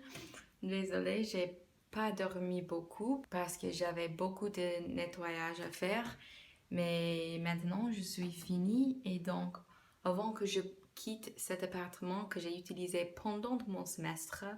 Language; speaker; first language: French; non-native, learner; English